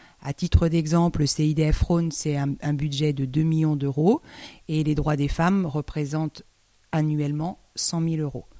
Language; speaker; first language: French; native; French